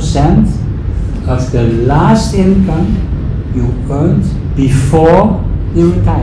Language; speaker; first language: English; non-native, fluent; Dutch